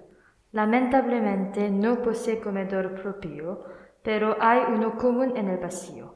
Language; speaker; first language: Spanish; non-native, learner; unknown